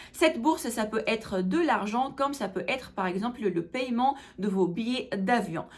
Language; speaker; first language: French; non-native, local second language; Arabic